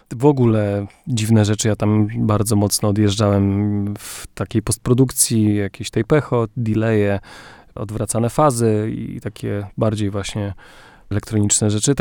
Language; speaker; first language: Polish; native; Polish